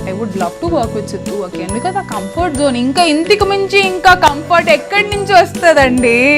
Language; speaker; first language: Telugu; non-native, local second language; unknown